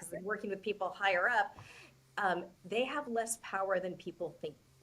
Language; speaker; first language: English; native; English